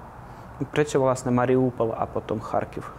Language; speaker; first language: Slovak; non-native, fluent; Ukrainian